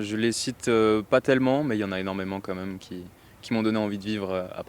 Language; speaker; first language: French; native; French